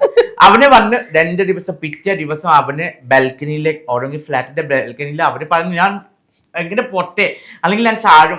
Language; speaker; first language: Malayalam; non-native, local second language; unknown